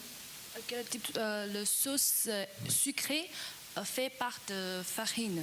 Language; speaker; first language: French; non-native, learner; Chinese